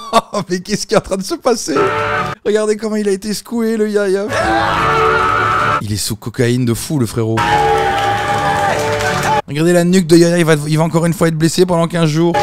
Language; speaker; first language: French; native; French